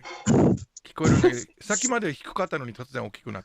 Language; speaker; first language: Japanese; non-native, fluent; English